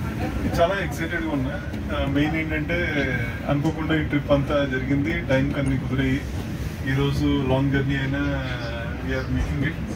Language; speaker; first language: Telugu; native; Telugu